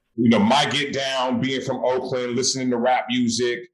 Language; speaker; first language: English; native; English